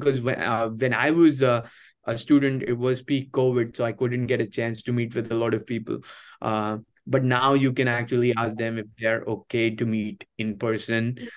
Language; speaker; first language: English; non-native, local second language; Hindi